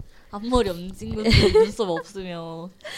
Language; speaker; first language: Korean; non-native, learner; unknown